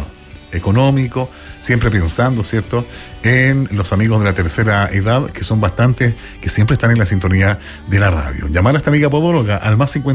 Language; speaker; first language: Spanish; native; Spanish